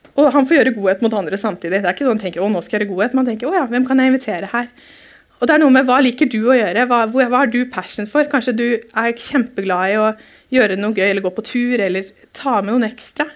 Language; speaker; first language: Norwegian; native; Norwegian